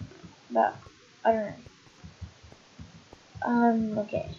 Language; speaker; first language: English; native; English